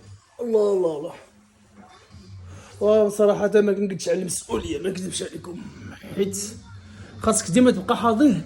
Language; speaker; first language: Arabic; native; Arabic